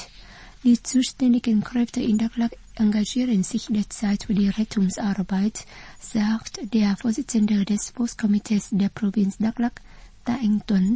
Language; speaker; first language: German; non-native, fluent; Vietnamese